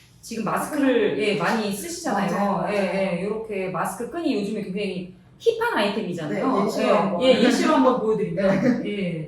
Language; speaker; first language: Korean; native; Korean